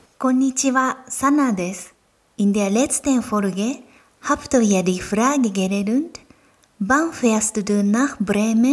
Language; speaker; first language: German; non-native, fluent; Japanese